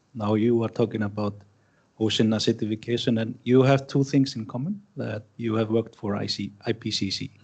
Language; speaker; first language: English; non-native, fluent; Icelandic